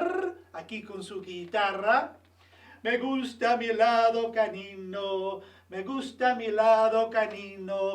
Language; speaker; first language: Spanish; early bilingual, other home language; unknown